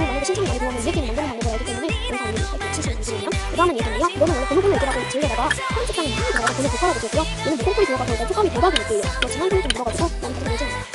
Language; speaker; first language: Korean; native; Korean